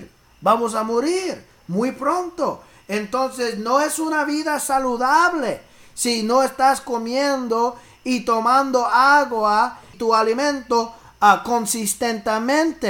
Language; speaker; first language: Spanish; early bilingual, heritage; English